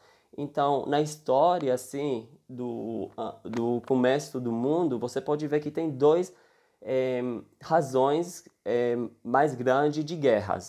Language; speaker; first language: Portuguese; early bilingual, heritage; Hebrew